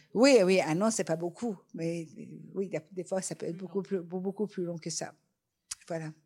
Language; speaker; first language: French; non-native, fluent; Persian